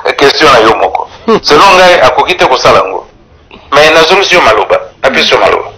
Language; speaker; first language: Lingala; non-native, local second language; Kituba (Democratic Republic of Congo)